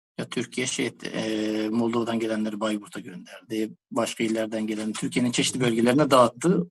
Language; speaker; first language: Turkish; native; Turkish